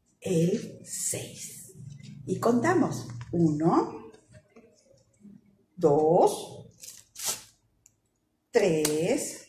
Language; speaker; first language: Spanish; native; Spanish